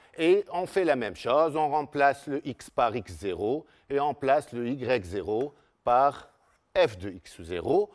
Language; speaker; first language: French; non-native, local second language; Arabic